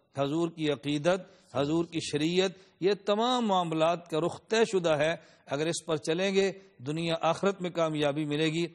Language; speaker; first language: Urdu; non-native, local second language; Punjabi